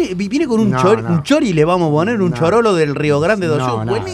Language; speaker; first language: Spanish; native; Spanish